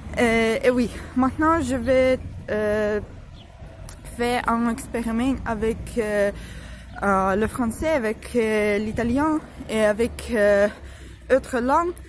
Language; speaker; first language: French; non-native, learner; Ukrainian